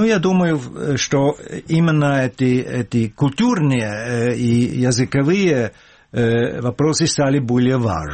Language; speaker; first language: Ukrainian; non-native, learner; German